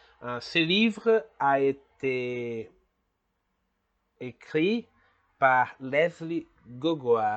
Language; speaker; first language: French; non-native, learner; Portuguese